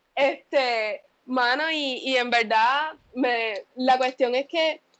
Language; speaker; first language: Spanish; native; Spanish